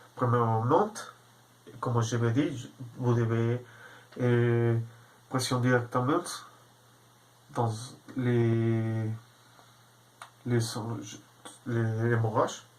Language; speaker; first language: French; non-native, learner; Spanish